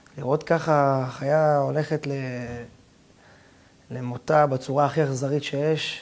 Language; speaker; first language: Hebrew; native; Hebrew